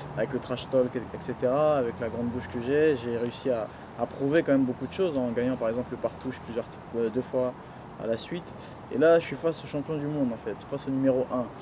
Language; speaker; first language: French; early bilingual, other home language; Duala